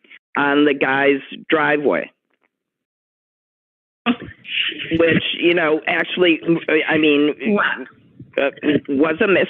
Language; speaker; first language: English; native; English